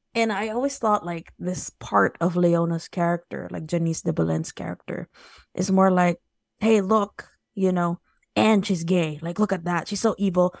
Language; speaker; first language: English; native; English